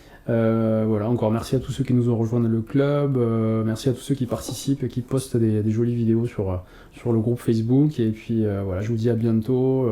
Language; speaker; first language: French; native; French